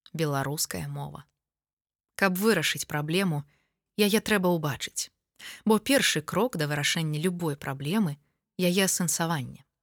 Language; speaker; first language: Belarusian; native; Belarusian